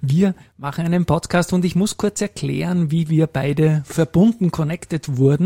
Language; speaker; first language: German; native; German